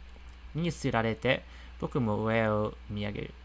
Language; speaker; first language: Japanese; non-native, fluent; English